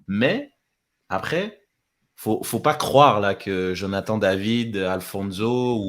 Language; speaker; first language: French; native; French